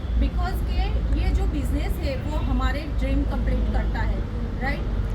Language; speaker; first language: Hindi; non-native, local second language; Gujarati